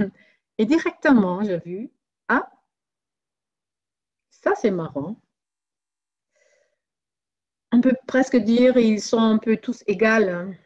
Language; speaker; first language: French; non-native, fluent; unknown